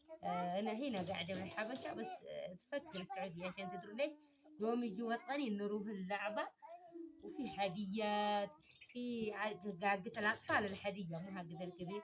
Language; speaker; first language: Arabic; early bilingual, other home language; Amharic